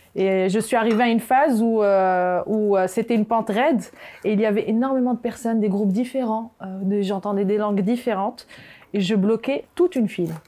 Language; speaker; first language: French; non-native, local second language; Arabic